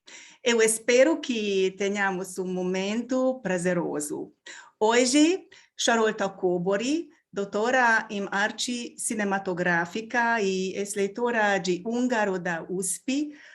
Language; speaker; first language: Portuguese; non-native, learner; Hungarian